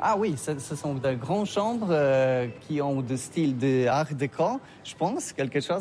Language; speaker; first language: French; non-native, learner; Polish